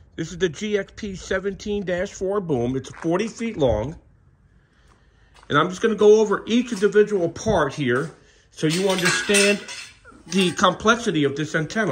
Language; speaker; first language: English; native; English